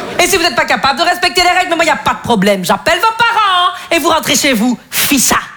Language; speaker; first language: French; native; French